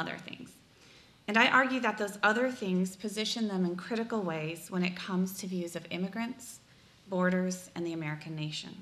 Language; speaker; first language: English; native; English